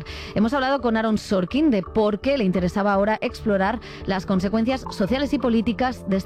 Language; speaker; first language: Spanish; native; Spanish